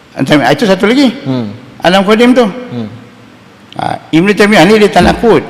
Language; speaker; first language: Malay; native; Malay